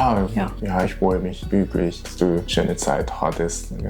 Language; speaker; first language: German; non-native, learner; Japanese